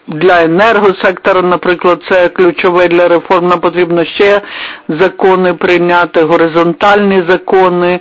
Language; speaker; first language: Ukrainian; non-native, fluent; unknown